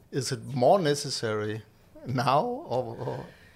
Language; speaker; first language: English; non-native, learner; Danish